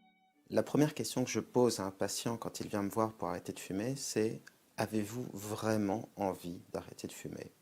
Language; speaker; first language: French; native; French